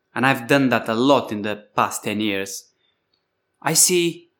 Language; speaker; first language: English; non-native, fluent; Bulgarian